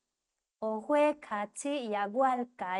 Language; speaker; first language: Korean; non-native, fluent; Spanish